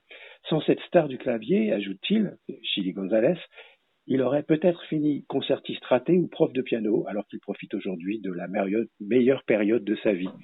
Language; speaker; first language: French; native; French